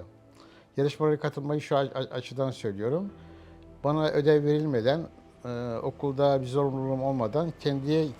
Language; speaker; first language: Turkish; native; Turkish